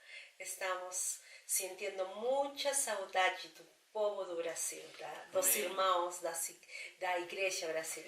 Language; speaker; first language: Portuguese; non-native, learner; Spanish